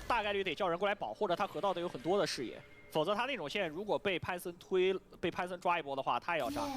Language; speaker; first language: Chinese; native; Chinese